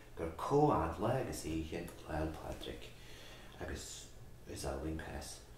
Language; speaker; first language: Irish; native; Irish